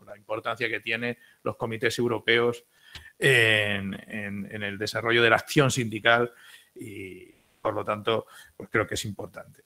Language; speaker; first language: Spanish; native; Spanish